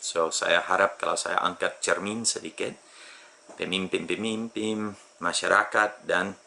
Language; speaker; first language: Indonesian; non-native, fluent; English